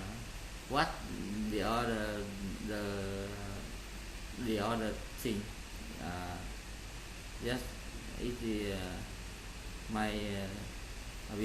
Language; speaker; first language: English; non-native, learner; Vietnamese